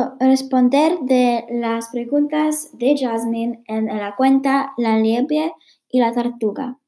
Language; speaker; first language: Spanish; non-native, learner; English